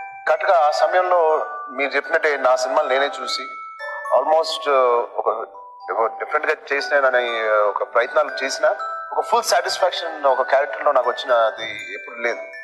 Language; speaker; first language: Telugu; native; Telugu